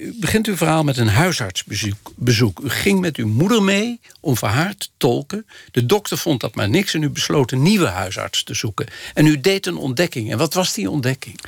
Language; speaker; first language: Dutch; native; Dutch